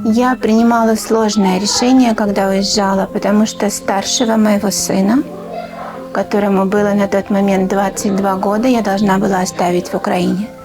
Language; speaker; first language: Russian; native; Russian